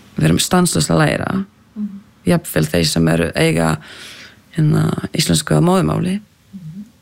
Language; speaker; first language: Icelandic; non-native, fluent; French